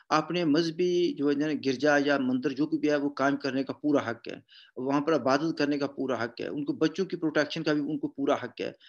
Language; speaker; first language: Urdu; non-native, local second language; Punjabi